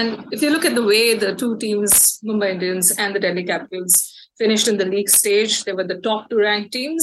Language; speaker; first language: English; non-native, local second language; Bangla